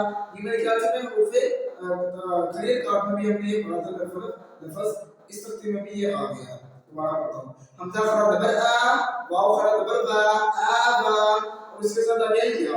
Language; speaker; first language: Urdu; non-native, local second language; Punjabi